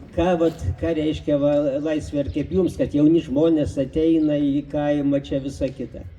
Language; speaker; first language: Lithuanian; native; Lithuanian